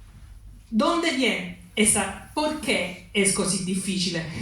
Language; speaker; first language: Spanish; non-native, learner; Italian